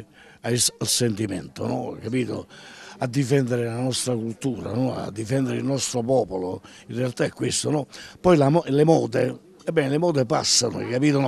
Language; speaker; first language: Italian; native; Italian